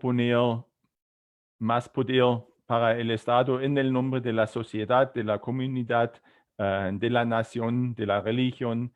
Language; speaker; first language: Spanish; non-native, fluent; German